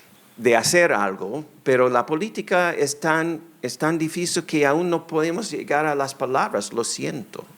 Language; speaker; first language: Spanish; non-native, fluent; English